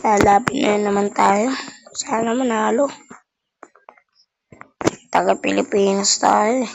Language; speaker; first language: Filipino; native; Filipino